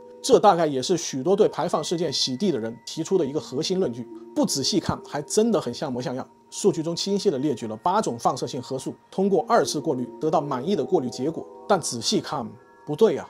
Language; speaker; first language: Chinese; native; Chinese